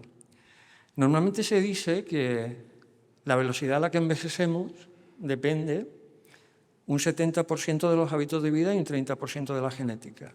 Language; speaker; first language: Spanish; native; Spanish